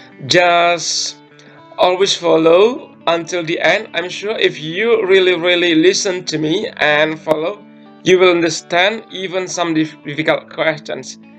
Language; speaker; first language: English; non-native, fluent; Indonesian